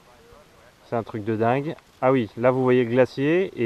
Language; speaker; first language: French; native; French